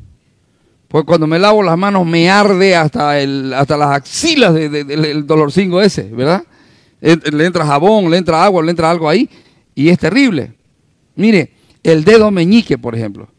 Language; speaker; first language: Spanish; native; Spanish